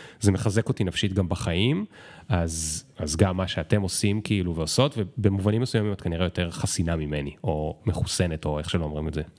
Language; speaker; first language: Hebrew; native; Hebrew